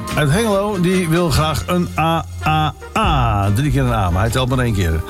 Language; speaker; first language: Dutch; native; Dutch